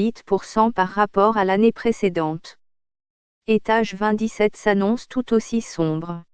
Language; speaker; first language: French; native; French